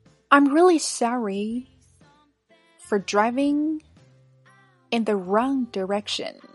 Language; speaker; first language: English; non-native, fluent; Chinese